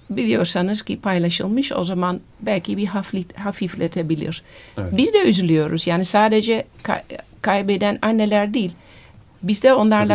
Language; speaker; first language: Turkish; non-native, fluent; Dutch